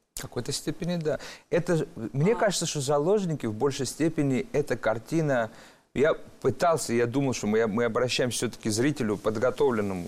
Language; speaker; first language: Russian; early bilingual, other home language; Georgian